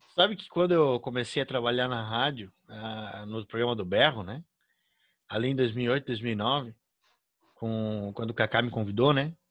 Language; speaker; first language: Portuguese; native; Portuguese